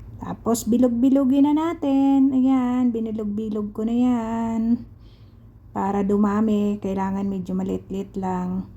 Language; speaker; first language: Filipino; native; Filipino